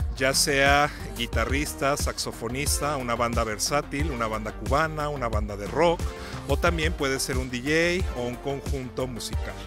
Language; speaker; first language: Spanish; native; Spanish